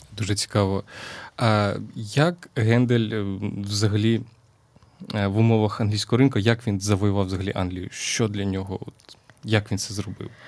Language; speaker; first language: Ukrainian; native; Ukrainian